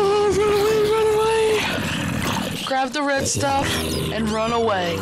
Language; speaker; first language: English; native; English